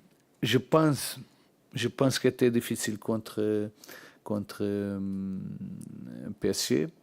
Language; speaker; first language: French; non-native, learner; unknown